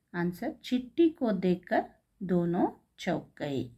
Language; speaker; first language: Hindi; non-native, local second language; Kannada